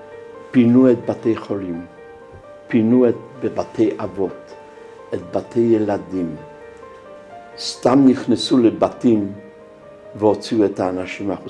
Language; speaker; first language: Hebrew; non-native, fluent; Polish